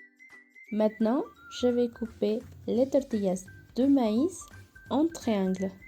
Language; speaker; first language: French; non-native, fluent; Spanish